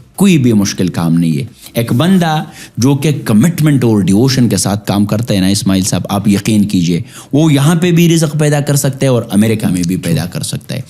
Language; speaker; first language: Urdu; non-native, local second language; Pashto